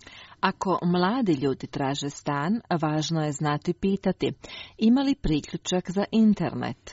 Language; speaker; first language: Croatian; non-native, fluent; Chinese